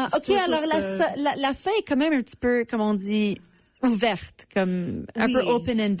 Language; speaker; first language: French; native; French